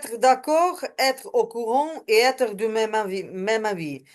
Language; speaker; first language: French; non-native, learner; Ukrainian